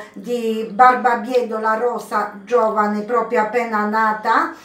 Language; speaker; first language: Italian; non-native, learner; Polish